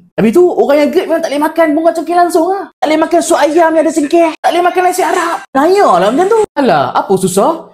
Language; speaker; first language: Malay; native; Malay